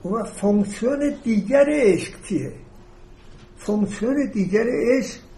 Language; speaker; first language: Persian; native; Persian